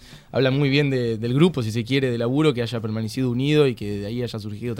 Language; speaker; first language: Spanish; native; Spanish